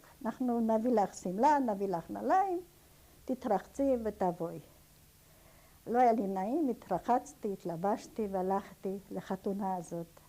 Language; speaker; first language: Hebrew; non-native, fluent; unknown